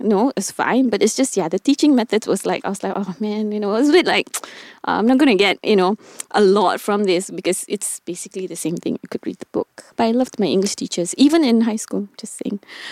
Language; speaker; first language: English; non-native, local second language; Tamil